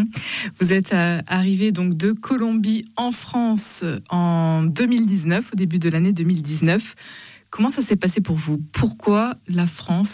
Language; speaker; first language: French; native; French